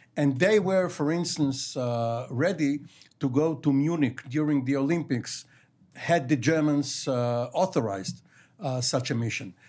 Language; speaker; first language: English; non-native, fluent; Hebrew